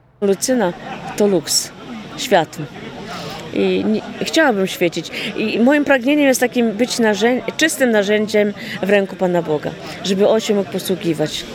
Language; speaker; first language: Polish; native; Polish